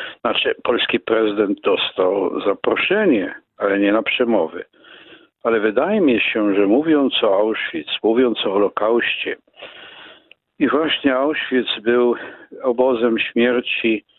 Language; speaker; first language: Polish; non-native, fluent; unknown